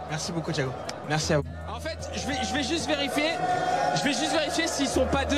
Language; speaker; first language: French; native; French